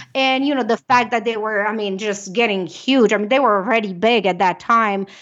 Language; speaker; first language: English; non-native, fluent; Romanian